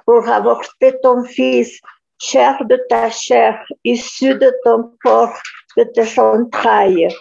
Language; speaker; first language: French; non-native, fluent; Spanish